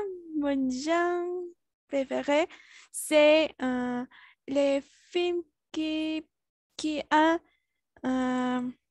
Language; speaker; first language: French; non-native, learner; Spanish